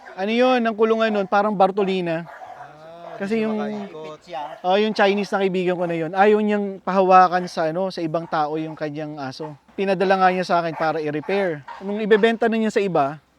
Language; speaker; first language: Filipino; native; Filipino